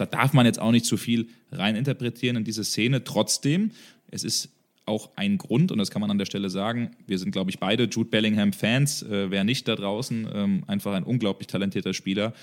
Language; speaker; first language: German; native; German